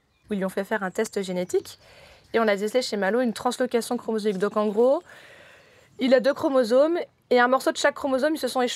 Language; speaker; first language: French; native; French